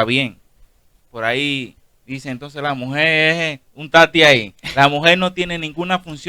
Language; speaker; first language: Spanish; native; Spanish